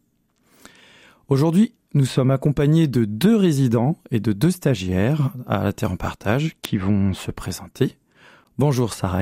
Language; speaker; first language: French; native; French